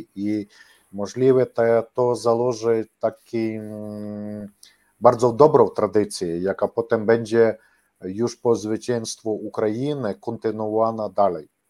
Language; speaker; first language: Polish; non-native, learner; Ukrainian